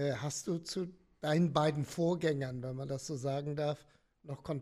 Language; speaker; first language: German; native; German